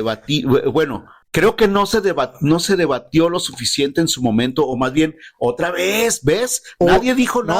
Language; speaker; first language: Spanish; native; Spanish